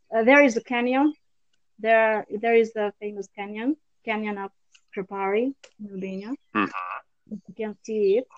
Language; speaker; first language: English; non-native, learner; Albanian